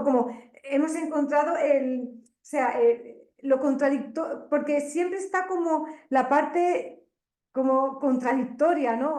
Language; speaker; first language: Spanish; native; Spanish